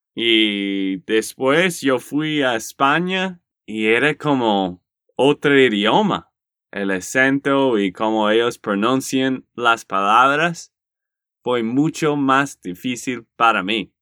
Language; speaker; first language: Spanish; non-native, learner; English